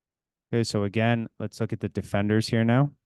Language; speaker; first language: English; native; English